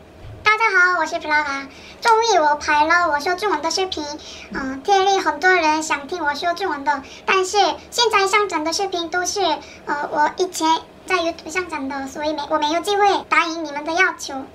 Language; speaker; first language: Chinese; non-native, learner; Korean